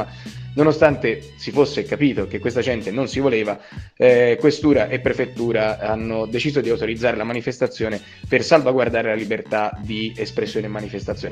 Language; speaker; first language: Italian; native; Italian